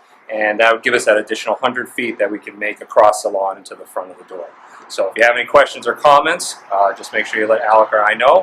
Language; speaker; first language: English; native; English